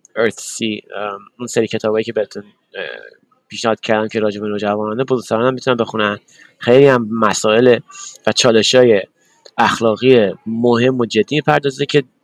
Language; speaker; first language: Persian; early bilingual, other home language; English